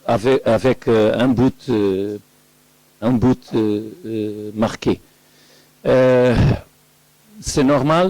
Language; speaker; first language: French; non-native, learner; Portuguese